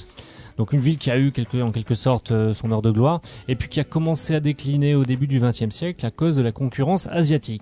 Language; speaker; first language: French; native; French